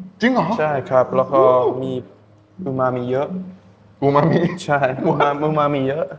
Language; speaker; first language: Thai; non-native, learner; English